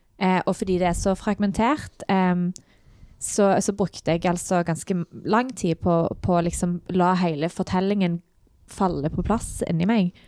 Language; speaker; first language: Norwegian; native; Norwegian